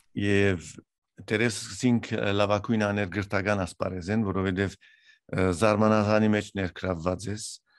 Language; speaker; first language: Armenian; early bilingual, heritage; Armenian